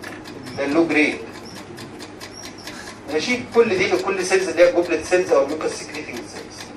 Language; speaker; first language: Arabic; native; Arabic